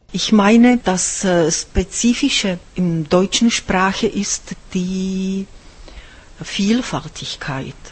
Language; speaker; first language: German; non-native, fluent; Czech